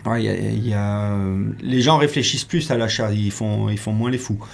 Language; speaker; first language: French; native; French